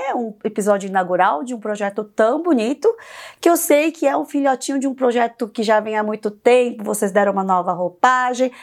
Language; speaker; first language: Portuguese; early bilingual, other home language; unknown